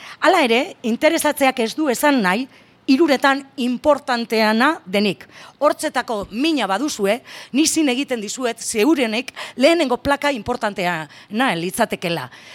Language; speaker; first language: Basque; native; Basque